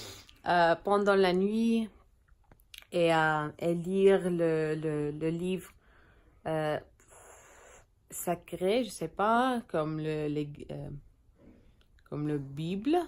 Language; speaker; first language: French; non-native, learner; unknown